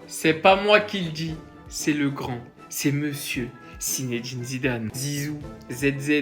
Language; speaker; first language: French; native; French